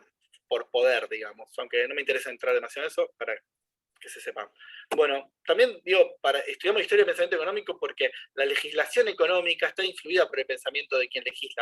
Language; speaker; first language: Spanish; native; Spanish